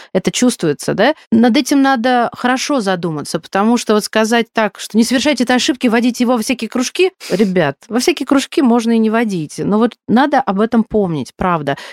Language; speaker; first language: Russian; native; Russian